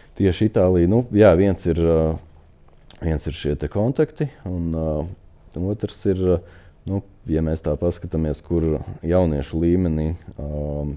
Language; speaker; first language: Latvian; native; Latvian